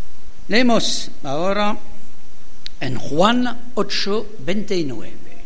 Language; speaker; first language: Spanish; non-native, fluent; French